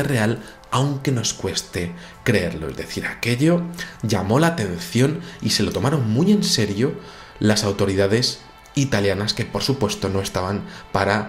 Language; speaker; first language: Spanish; native; Spanish